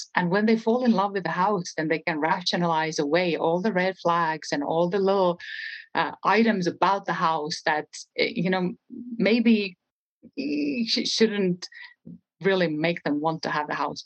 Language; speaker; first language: English; non-native, fluent; Estonian